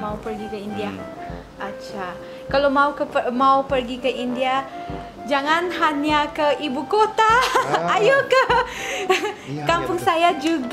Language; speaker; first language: Indonesian; non-native, fluent; Manipuri